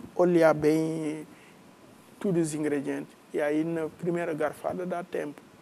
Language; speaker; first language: Portuguese; non-native, fluent; Wolof